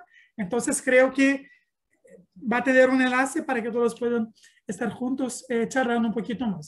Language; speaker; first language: Spanish; non-native, learner; Portuguese